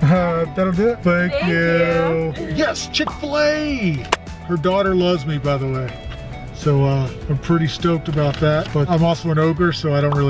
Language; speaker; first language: English; native; English